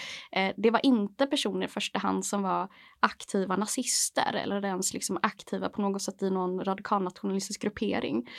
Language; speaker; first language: Swedish; native; Swedish